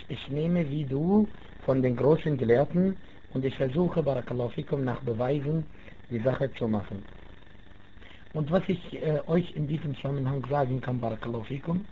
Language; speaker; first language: German; non-native, fluent; Arabic